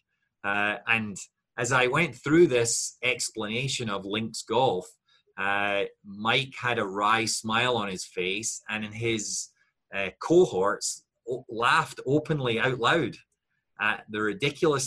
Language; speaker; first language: English; native; English